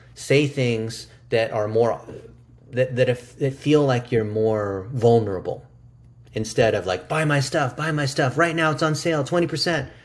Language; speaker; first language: English; early bilingual, other home language; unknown